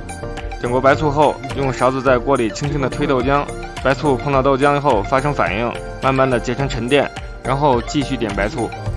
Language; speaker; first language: Chinese; native; Chinese